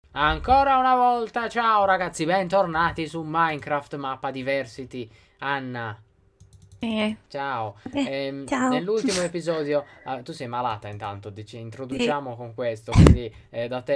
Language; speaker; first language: Italian; native; Italian